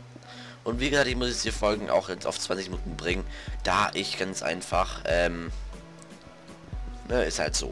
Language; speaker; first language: German; native; German